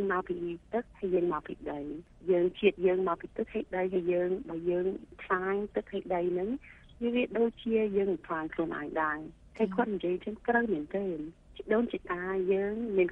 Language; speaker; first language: Khmer; early bilingual, heritage; Khmer